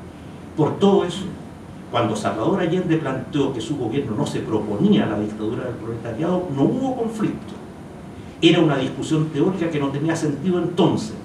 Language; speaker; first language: Spanish; native; Spanish